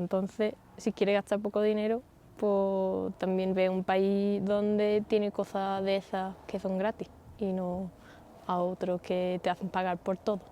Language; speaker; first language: Spanish; non-native, fluent; English